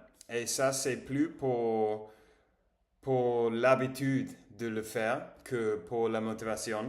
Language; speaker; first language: French; non-native, learner; English